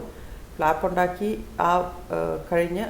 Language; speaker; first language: Malayalam; native; Malayalam